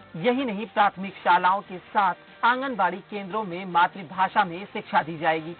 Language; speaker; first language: Hindi; native; Hindi